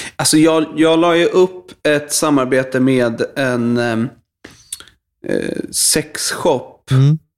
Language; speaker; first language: Swedish; native; Swedish